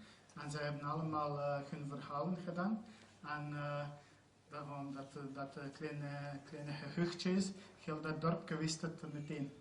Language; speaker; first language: Dutch; non-native, fluent; Croatian